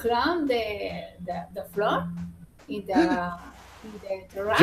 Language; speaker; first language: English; non-native, learner; Spanish